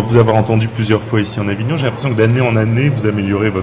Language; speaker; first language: French; native; French